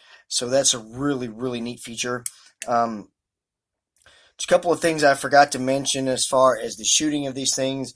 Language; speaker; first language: English; native; English